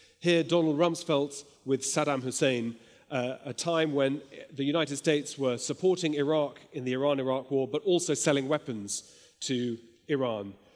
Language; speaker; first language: English; native; English